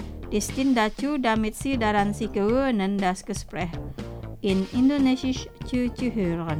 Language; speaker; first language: German; non-native, fluent; Indonesian